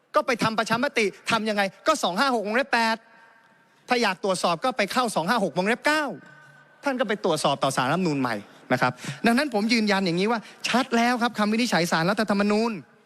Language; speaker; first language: Thai; native; Thai